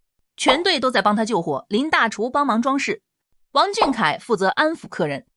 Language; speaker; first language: Chinese; native; Chinese